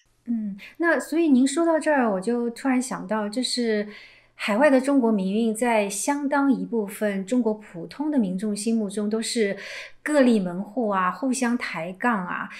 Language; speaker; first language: Chinese; native; Chinese